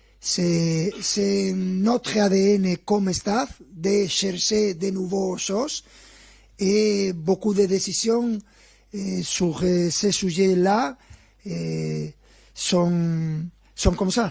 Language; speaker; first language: French; non-native, fluent; Spanish